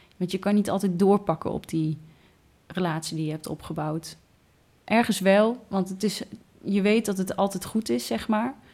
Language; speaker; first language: Dutch; native; Dutch